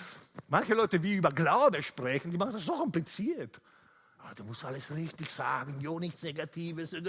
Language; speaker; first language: German; non-native, fluent; Italian